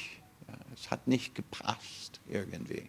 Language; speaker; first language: German; non-native, fluent; English